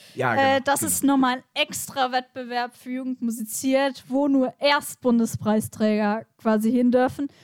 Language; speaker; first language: German; native; German